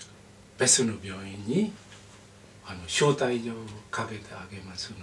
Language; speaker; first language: Japanese; non-native, learner; Burmese